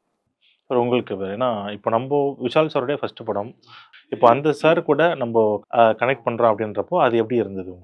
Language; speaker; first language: Tamil; native; Tamil